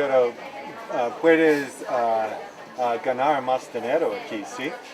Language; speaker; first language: Spanish; non-native, learner; English